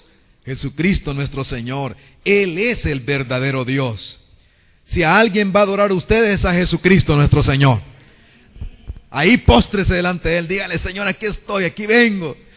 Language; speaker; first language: Spanish; native; Spanish